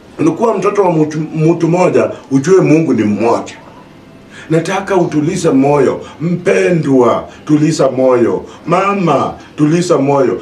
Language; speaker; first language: Swahili; non-native, local second language; Luyia